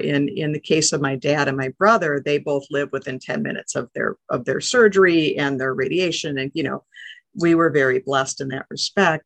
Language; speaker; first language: English; native; English